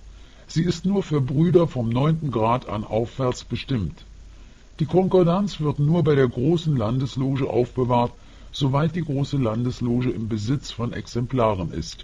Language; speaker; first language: German; native; German